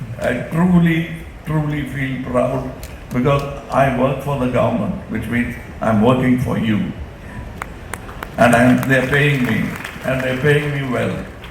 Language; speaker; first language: English; non-native, local second language; Tamil